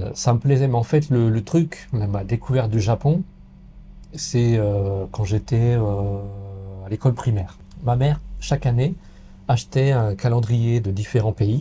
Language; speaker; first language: French; native; French